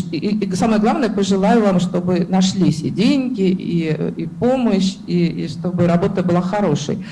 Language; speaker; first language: Russian; native; Russian